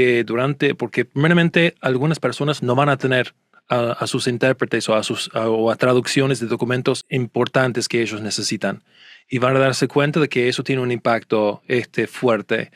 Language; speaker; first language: Spanish; non-native, fluent; English